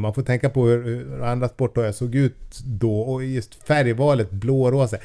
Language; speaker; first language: Swedish; native; Swedish